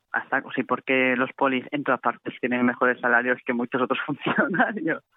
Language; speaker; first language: Spanish; non-native, local second language; Catalan